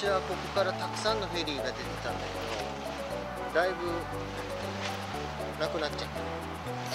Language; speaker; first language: Japanese; native; Japanese